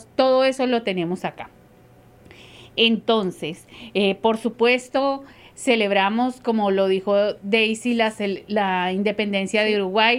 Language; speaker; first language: Spanish; native; Spanish